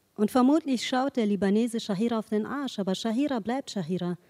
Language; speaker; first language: German; early bilingual, other home language; Kurdish